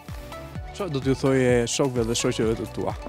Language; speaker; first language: Albanian; native; Albanian